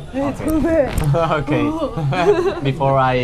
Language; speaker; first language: English; non-native, learner; Spanish